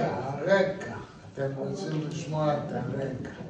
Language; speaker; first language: Hebrew; non-native, fluent; Yiddish